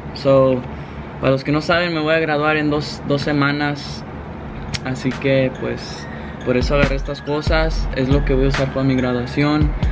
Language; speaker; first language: Spanish; early bilingual, heritage; Spanish